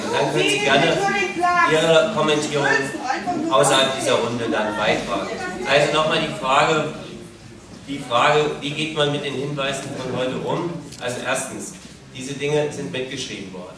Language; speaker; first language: German; native; German